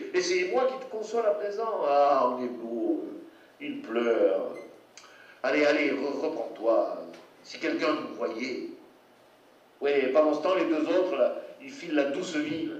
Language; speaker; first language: French; native; French